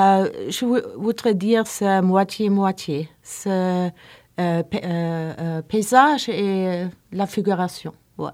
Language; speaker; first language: French; non-native, learner; Norwegian